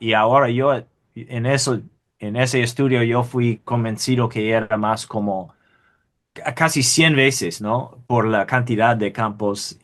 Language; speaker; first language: Spanish; non-native, fluent; English